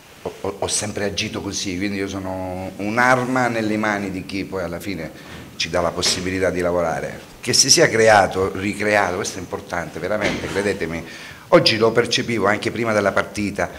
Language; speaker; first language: Italian; native; Italian